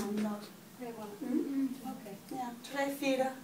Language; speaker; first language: Swedish; non-native, learner; English